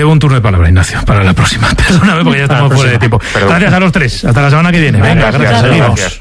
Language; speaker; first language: Spanish; native; Spanish